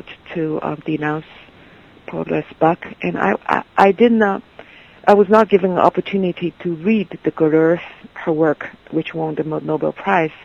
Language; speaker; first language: English; non-native, fluent; Chinese